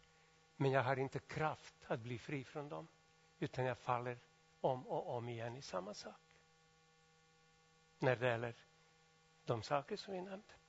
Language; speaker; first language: Swedish; non-native, fluent; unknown